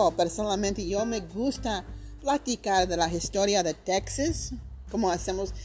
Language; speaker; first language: Spanish; early bilingual, heritage; Spanish